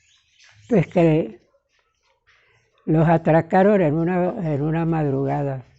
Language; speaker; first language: Spanish; native; Spanish